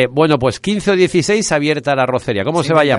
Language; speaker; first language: Spanish; native; Spanish